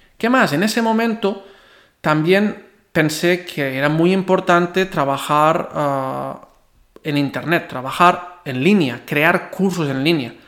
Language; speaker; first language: Spanish; non-native, local second language; Catalan